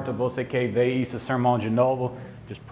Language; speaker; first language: Portuguese; non-native, learner; English